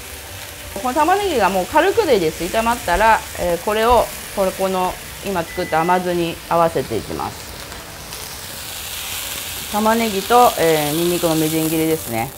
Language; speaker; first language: Japanese; native; Japanese